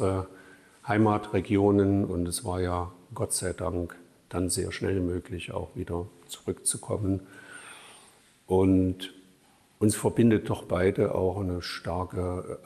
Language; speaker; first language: German; native; German